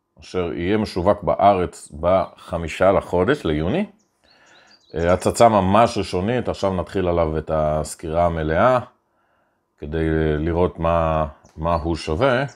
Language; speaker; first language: Hebrew; native; Hebrew